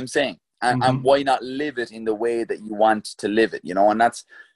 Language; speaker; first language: English; native; English